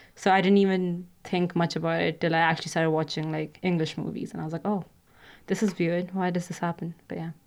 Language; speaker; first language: English; non-native, local second language; Hindi